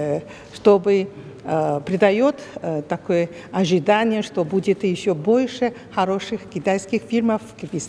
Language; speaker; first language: Russian; non-native, learner; Chinese